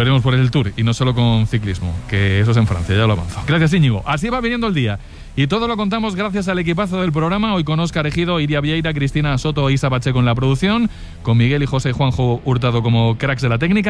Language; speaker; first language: Spanish; native; Spanish